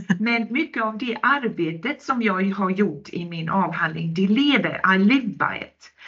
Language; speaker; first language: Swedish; non-native, local second language; Finnish